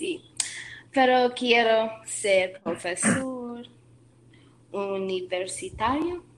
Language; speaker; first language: Spanish; non-native, learner; English